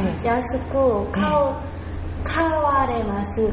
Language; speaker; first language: Japanese; non-native, learner; Korean